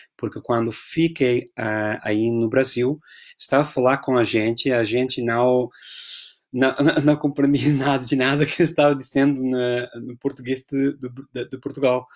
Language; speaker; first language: Portuguese; non-native, fluent; English